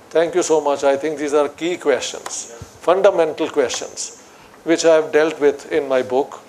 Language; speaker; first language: English; non-native, local second language; Punjabi